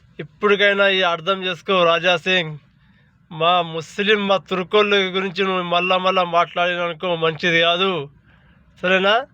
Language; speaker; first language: Telugu; non-native, local second language; Urdu